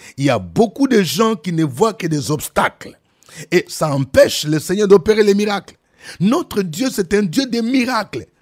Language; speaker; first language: French; non-native, local second language; Lingala